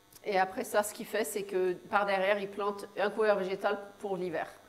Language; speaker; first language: French; native; French